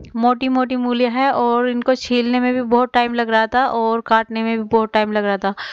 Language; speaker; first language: Hindi; native; Hindi